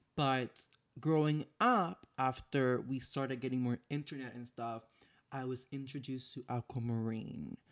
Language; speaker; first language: English; non-native, fluent; Spanish